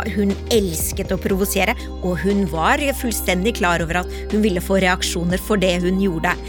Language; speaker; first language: Norwegian; native; Norwegian